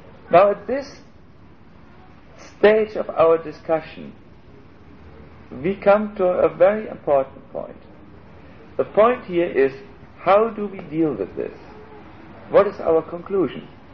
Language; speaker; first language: English; non-native, fluent; German